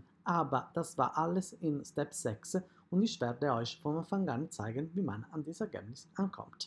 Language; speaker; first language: German; non-native, fluent; Italian